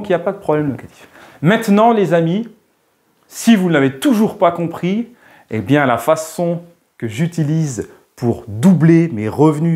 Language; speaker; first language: French; native; French